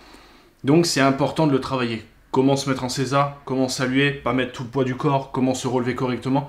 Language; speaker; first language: French; native; French